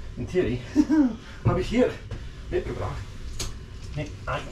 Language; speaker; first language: German; non-native, learner; English